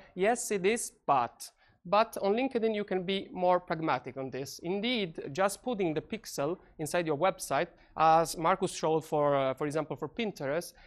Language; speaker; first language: English; non-native, fluent; Italian